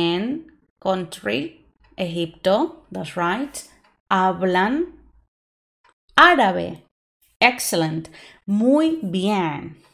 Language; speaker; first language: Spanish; non-native, fluent; English